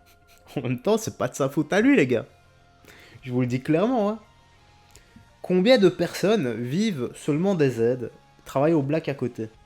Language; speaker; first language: French; native; French